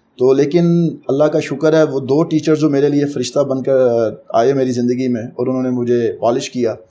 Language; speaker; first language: Urdu; non-native, local second language; Punjabi